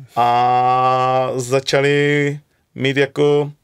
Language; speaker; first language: Czech; native; Czech